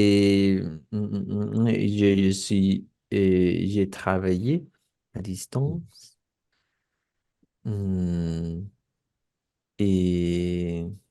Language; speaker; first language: French; non-native, learner; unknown